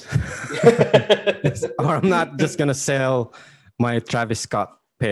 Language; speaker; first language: English; non-native, local second language; Filipino